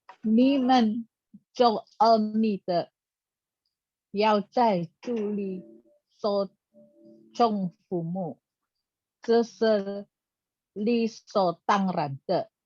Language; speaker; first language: Chinese; non-native, learner; Indonesian